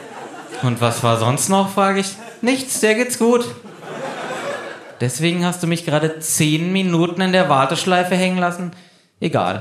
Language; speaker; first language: German; native; German